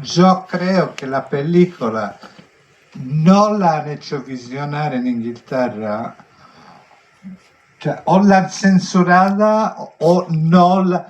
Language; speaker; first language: Spanish; non-native, fluent; Italian